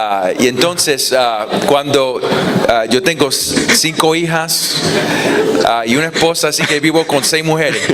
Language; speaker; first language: Spanish; non-native, fluent; English